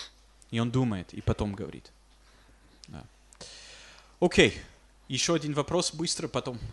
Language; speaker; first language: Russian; non-native, fluent; English